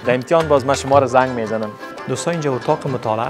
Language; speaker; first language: Persian; native; Persian